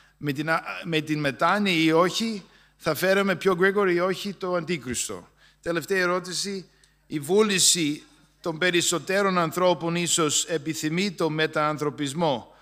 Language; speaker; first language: Greek; non-native, fluent; English